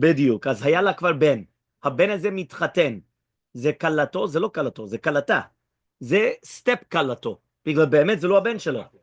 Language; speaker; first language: Hebrew; non-native, fluent; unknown